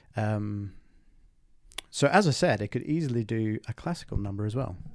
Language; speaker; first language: English; native; English